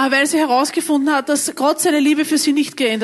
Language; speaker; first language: German; native; German